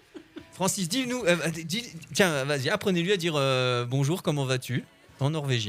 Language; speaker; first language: French; native; French